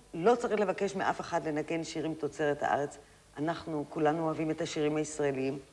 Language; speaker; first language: Hebrew; native; Hebrew